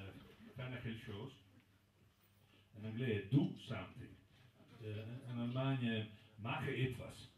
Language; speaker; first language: French; non-native, learner; Italian